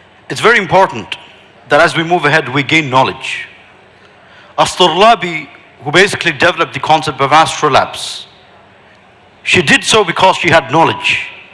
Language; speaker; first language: English; non-native, local second language; Malayalam